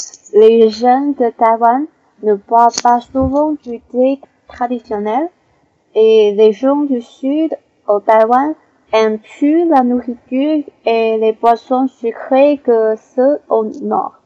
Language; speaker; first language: French; non-native, learner; Chinese